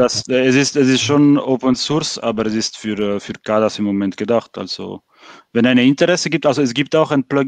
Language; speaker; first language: German; non-native, fluent; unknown